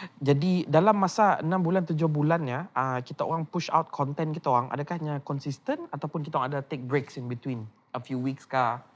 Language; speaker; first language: Malay; native; Malay